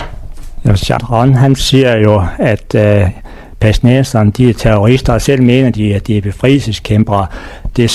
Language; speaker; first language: Danish; native; Danish